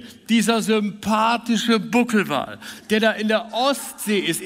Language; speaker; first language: German; native; German